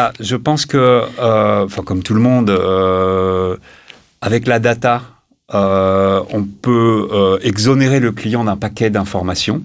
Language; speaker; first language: French; native; French